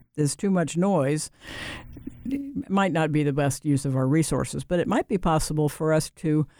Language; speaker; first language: English; native; English